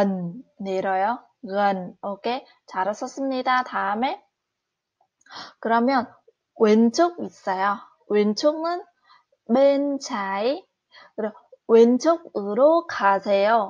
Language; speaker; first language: Korean; non-native, fluent; Vietnamese